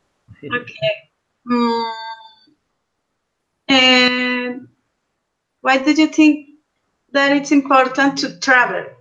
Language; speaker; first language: English; non-native, learner; Spanish